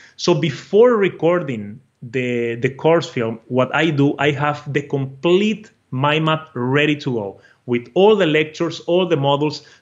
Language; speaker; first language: English; non-native, fluent; Portuguese